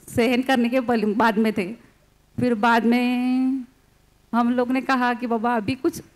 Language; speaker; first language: Hindi; non-native, local second language; Gujarati